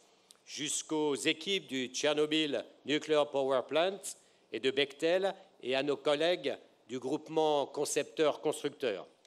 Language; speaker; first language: French; native; French